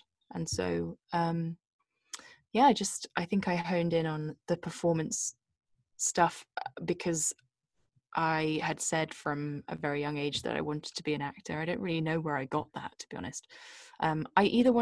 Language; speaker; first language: English; native; English